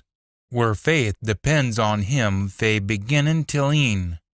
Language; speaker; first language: English; native; English